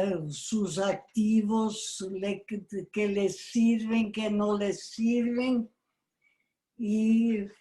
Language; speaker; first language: Spanish; non-native, fluent; Portuguese